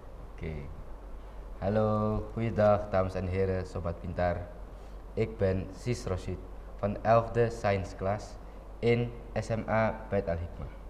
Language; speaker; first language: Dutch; non-native, learner; Indonesian